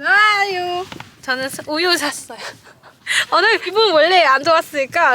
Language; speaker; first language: Korean; non-native, learner; Cantonese